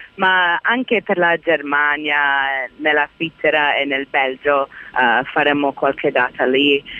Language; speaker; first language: Italian; early bilingual, heritage; Italian